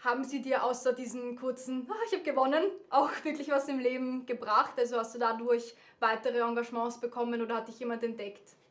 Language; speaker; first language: German; native; German